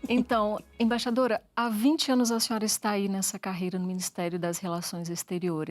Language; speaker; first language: Portuguese; native; Portuguese